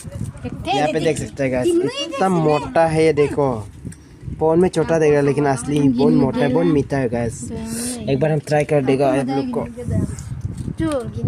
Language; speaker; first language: Hindi; non-native, local second language; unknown